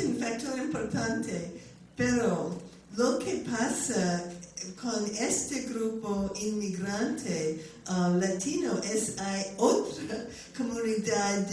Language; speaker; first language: Spanish; non-native, learner; English